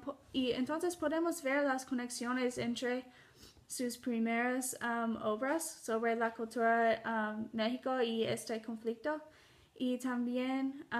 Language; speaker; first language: Spanish; non-native, learner; English